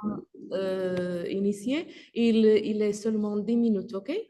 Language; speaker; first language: French; non-native, learner; Spanish